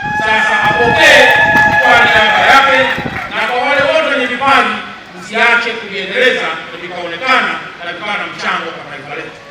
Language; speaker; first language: Swahili; native; Swahili